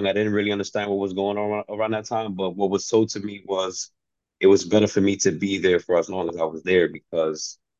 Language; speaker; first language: English; early bilingual, other home language; Spanish